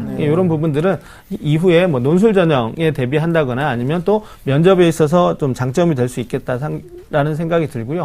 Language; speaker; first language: Korean; native; Korean